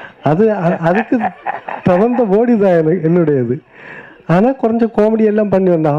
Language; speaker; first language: Tamil; non-native, learner; Malayalam